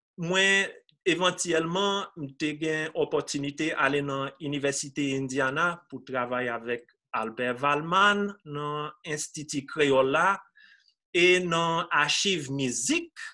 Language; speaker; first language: Haitian Creole; non-native, fluent; English